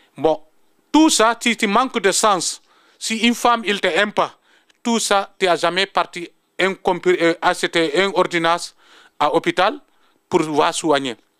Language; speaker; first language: French; non-native, local second language; Fula